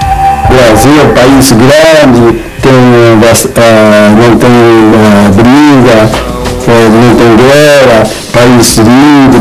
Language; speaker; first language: Portuguese; non-native, learner; Japanese